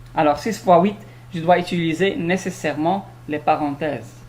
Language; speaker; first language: French; non-native, local second language; Arabic